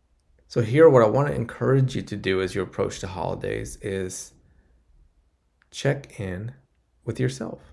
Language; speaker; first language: English; native; English